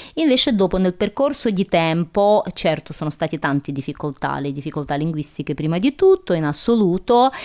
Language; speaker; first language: Italian; non-native, fluent; Ukrainian